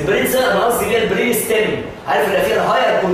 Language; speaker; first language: Arabic; native; Arabic